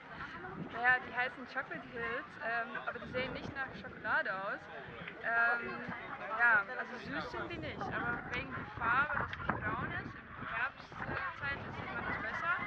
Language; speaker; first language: German; non-native, fluent; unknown